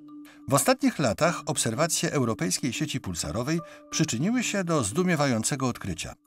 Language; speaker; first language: Polish; native; Polish